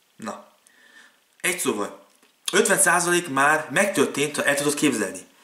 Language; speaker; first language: Hungarian; early bilingual, other home language; German